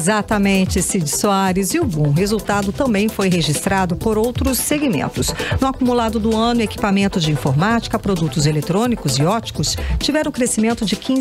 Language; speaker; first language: Portuguese; native; Portuguese